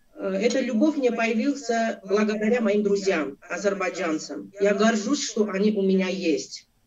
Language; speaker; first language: Russian; non-native, local second language; Armenian